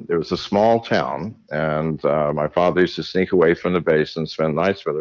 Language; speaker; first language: English; native; English